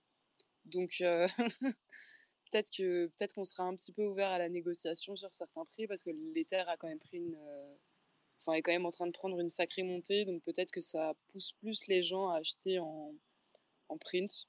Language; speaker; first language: French; native; French